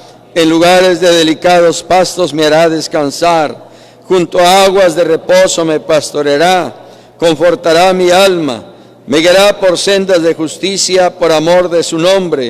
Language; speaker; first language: Spanish; native; Spanish